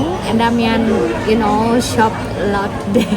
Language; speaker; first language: English; non-native, fluent; Indonesian